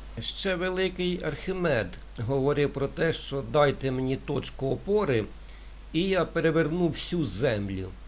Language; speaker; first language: Ukrainian; non-native, local second language; Russian